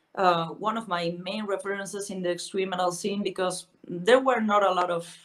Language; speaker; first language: English; non-native, fluent; Spanish